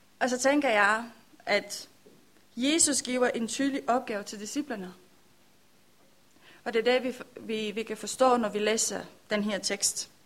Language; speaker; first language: Danish; non-native, learner; Romanian